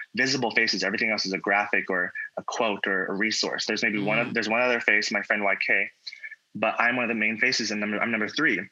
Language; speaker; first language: English; native; English